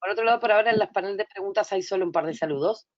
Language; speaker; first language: Spanish; native; Spanish